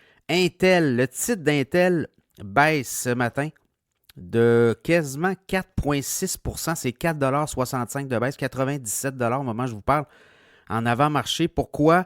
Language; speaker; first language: French; native; French